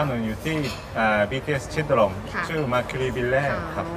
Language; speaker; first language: Thai; non-native, learner; Japanese